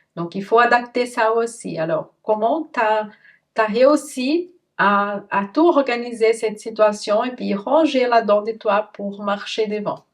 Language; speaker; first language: French; non-native, fluent; Portuguese